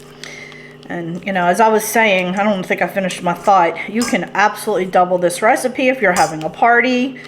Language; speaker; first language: English; native; English